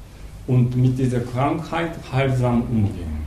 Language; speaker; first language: German; non-native, learner; Japanese